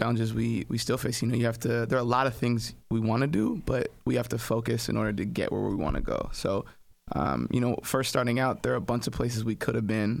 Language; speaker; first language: English; native; English